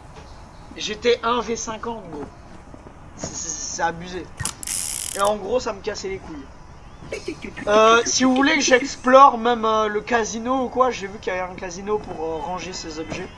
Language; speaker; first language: French; native; French